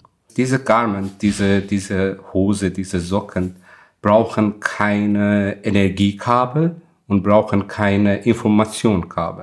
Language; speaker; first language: German; non-native, fluent; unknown